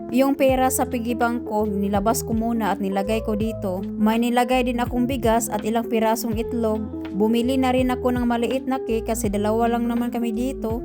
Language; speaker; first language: Filipino; non-native, local second language; Cebuano